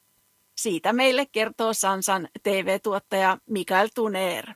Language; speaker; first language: Finnish; native; Finnish